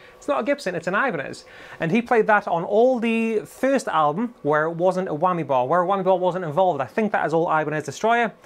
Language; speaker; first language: English; native; English